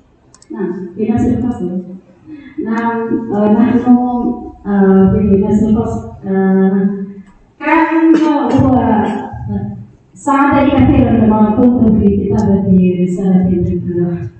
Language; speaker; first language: Arabic; non-native, learner; Indonesian